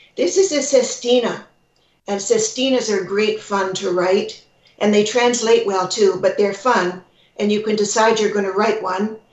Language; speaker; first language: English; native; English